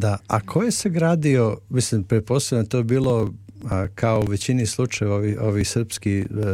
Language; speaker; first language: Serbian; native; Serbian